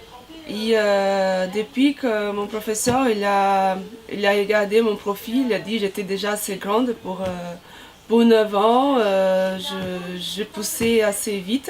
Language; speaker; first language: French; non-native, fluent; Portuguese